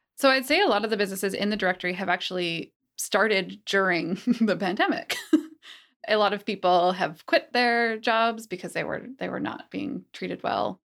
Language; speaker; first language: English; native; English